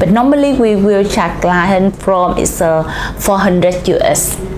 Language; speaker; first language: English; non-native, learner; Vietnamese